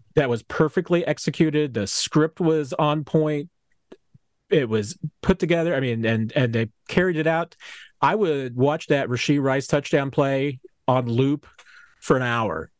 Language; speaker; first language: English; native; English